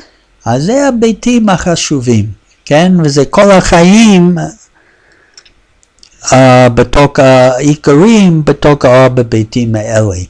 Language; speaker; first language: Hebrew; non-native, fluent; English